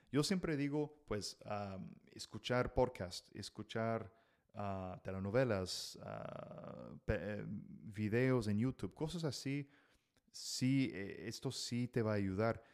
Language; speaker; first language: Spanish; non-native, fluent; English